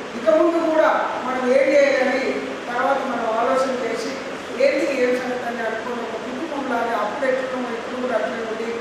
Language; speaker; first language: Telugu; non-native, local second language; Lambadi